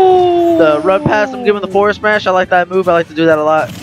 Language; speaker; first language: English; native; English